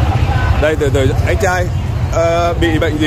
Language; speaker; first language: Vietnamese; native; Vietnamese